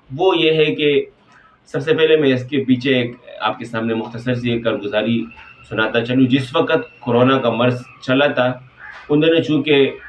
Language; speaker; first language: Urdu; non-native, local second language; Pashto